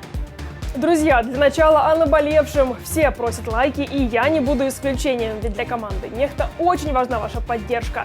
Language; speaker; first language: Russian; native; Russian